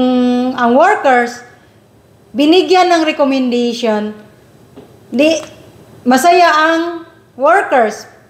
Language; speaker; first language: Filipino; native; Filipino